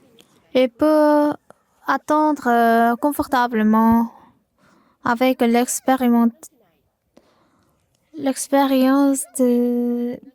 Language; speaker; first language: French; non-native, learner; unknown